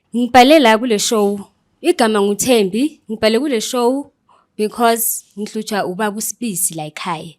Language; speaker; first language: Zulu; native; Zulu